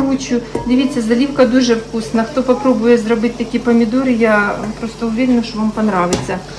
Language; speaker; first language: Ukrainian; native; Ukrainian